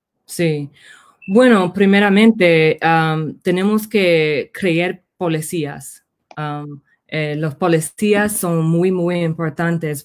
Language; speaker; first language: Spanish; early bilingual, heritage; Spanish